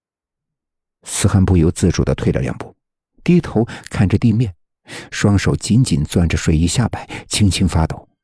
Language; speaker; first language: Chinese; native; Chinese